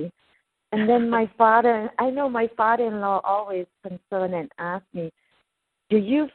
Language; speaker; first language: English; non-native, fluent; Thai